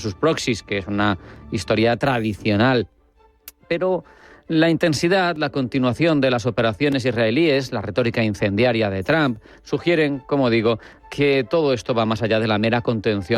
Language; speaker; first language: Spanish; native; Spanish